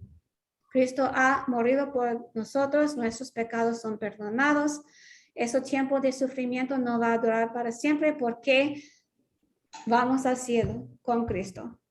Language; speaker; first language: Spanish; non-native, fluent; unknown